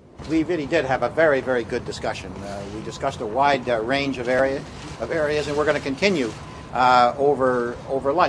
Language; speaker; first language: English; native; English